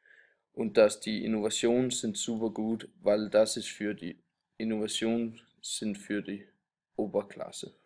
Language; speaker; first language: German; non-native, learner; Danish